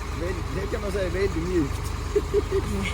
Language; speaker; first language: Swedish; native; Swedish